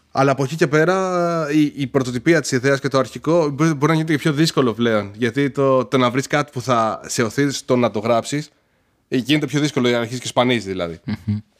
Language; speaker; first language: Greek; early bilingual, heritage; Greek